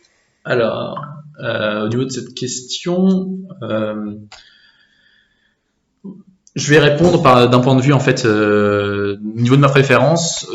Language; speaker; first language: French; native; French